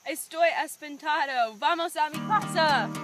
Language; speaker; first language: Spanish; non-native, learner; English